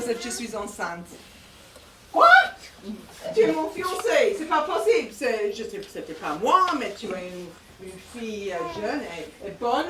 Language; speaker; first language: French; non-native, fluent; English